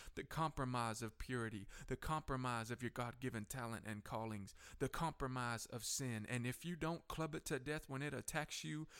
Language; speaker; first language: English; native; English